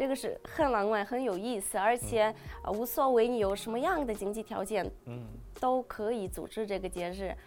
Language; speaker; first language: Chinese; non-native, fluent; Russian